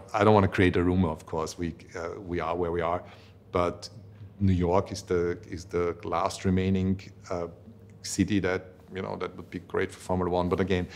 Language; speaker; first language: English; non-native, fluent; German